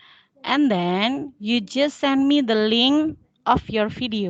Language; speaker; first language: English; non-native, fluent; Indonesian